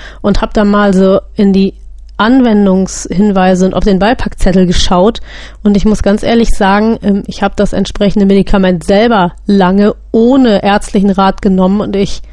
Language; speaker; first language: German; native; German